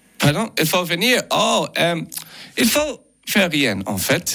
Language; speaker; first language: French; non-native, learner; English